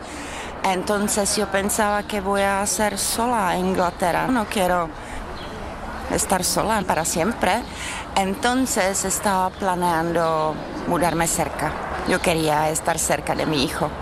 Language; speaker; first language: Spanish; non-native, learner; Czech